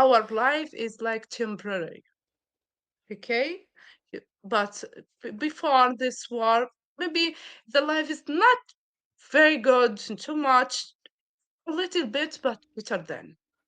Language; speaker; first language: English; non-native, learner; Arabic